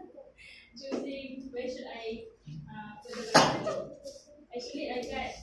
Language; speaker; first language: English; non-native, local second language; Malay